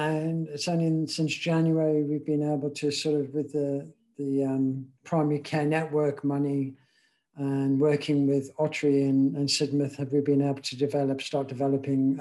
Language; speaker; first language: English; native; English